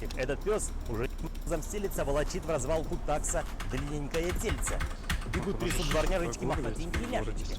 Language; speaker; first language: Russian; native; Russian